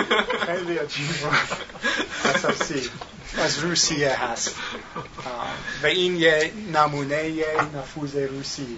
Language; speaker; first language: Persian; non-native, learner; English